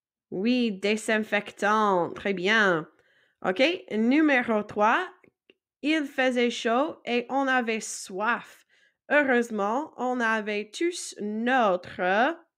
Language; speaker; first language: French; non-native, fluent; English